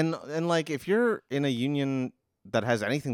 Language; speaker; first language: English; native; English